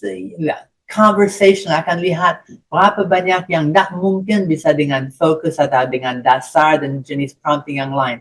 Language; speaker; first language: Indonesian; non-native, fluent; English